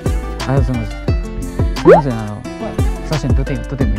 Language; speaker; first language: Japanese; non-native, learner; Filipino